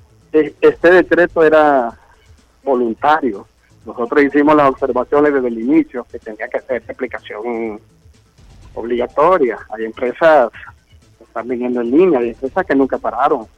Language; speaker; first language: Spanish; native; Spanish